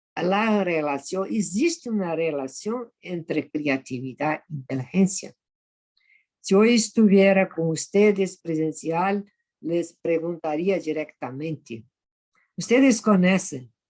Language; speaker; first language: Spanish; non-native, fluent; Portuguese